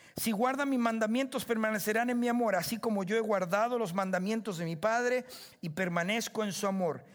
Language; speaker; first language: Spanish; native; Spanish